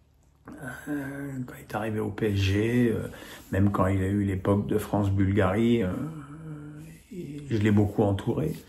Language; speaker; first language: French; native; French